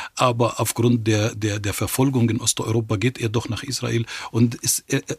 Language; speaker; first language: German; non-native, fluent; Arabic